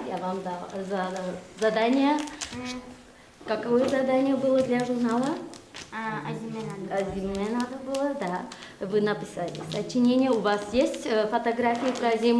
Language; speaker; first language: Russian; non-native, fluent; Armenian